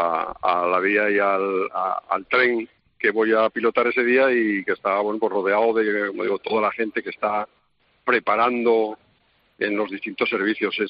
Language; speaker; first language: Spanish; native; Spanish